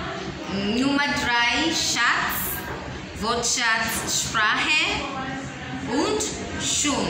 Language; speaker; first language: German; non-native, learner; English